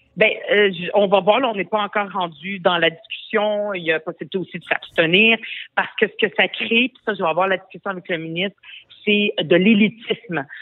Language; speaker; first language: French; early bilingual, other home language; Arabic